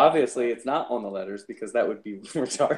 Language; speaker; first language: English; native; English